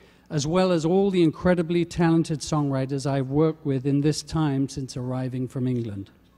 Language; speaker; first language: English; native; English